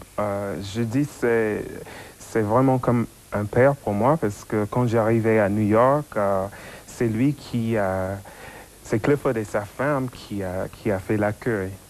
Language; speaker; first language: French; non-native, fluent; English